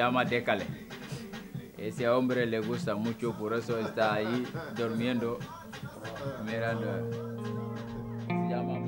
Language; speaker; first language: Spanish; non-native, local second language; Wolof